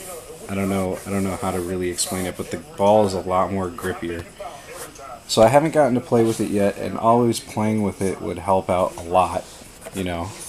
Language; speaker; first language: English; native; English